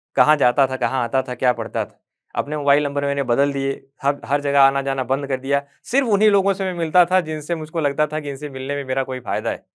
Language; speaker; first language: Hindi; native; Hindi